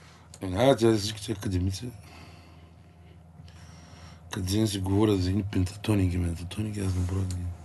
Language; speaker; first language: Bulgarian; native; Bulgarian